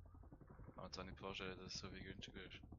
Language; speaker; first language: German; native; German